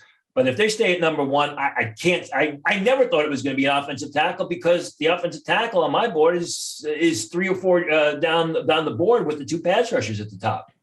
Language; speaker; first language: English; native; English